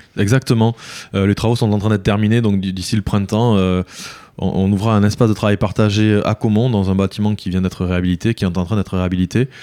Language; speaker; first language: French; native; French